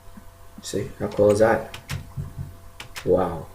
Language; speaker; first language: English; native; English